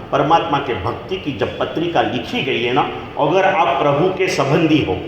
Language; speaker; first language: Hindi; non-native, local second language; Gujarati